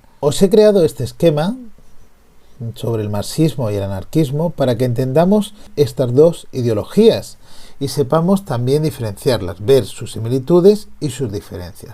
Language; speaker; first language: Spanish; native; Spanish